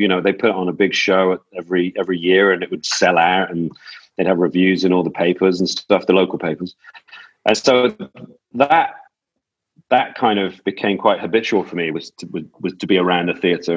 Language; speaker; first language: English; native; English